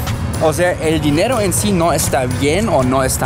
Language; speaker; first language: Spanish; non-native, fluent; German